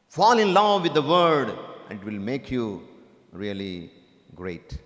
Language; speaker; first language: English; non-native, local second language; Telugu